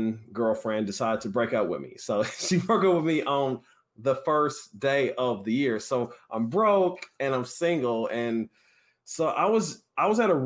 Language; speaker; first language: English; native; English